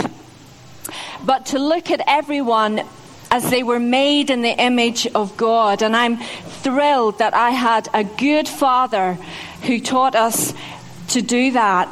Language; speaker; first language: English; native; English